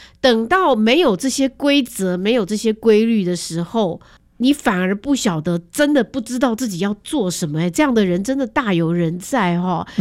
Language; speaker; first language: Chinese; native; Chinese